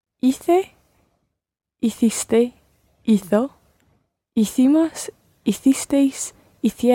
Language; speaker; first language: Spanish; non-native, learner; English